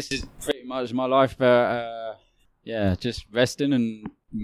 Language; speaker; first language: English; native; English